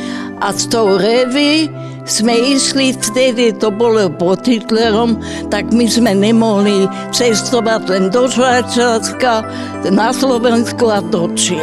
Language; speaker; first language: Slovak; non-native, fluent; German